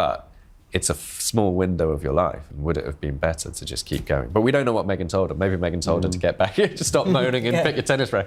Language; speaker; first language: English; native; English